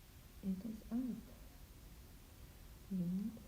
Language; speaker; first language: English; non-native, learner; Russian